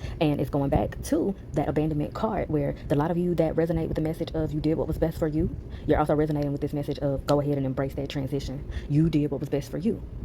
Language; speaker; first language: English; native; English